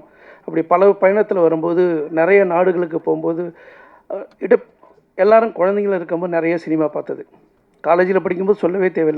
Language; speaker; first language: Tamil; native; Tamil